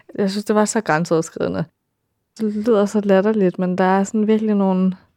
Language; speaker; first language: Danish; early bilingual, heritage; Danish